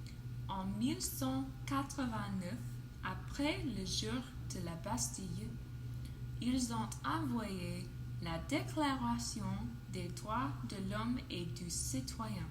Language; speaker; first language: French; non-native, learner; English